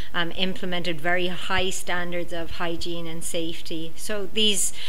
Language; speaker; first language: English; native; English